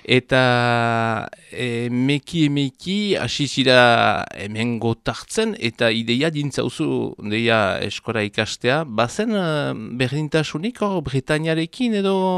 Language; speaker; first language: Basque; native; Basque